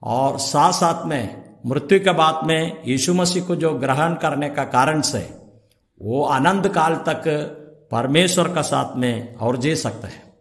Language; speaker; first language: Hindi; non-native, local second language; Malayalam